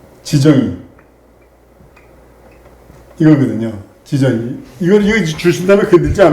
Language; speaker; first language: Korean; native; Korean